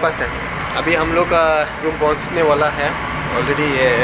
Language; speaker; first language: Hindi; non-native, local second language; Bangla